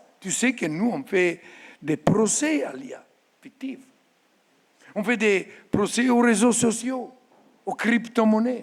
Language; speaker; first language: French; non-native, fluent; Italian